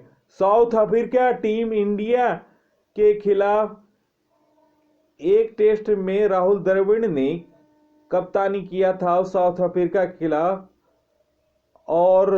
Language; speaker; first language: Hindi; native; Hindi